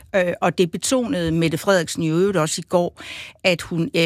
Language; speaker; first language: Danish; native; Danish